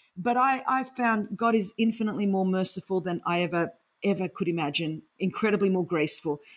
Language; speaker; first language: English; non-native, local second language; Greek